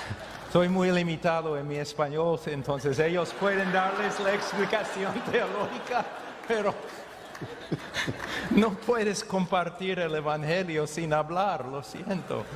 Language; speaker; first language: Spanish; non-native, fluent; English